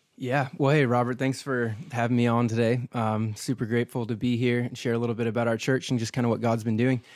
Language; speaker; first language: English; native; English